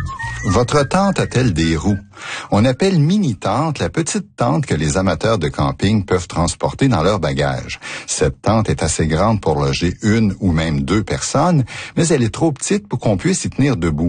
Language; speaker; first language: French; native; French